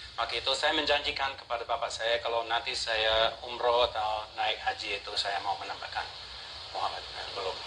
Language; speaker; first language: Indonesian; non-native, fluent; English